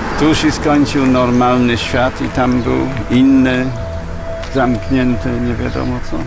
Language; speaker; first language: Polish; non-native, fluent; English